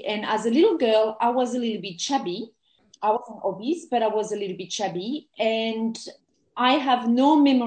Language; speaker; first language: English; non-native, fluent; French